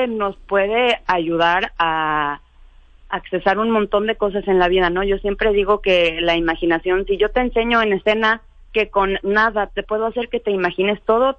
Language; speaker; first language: Spanish; native; Spanish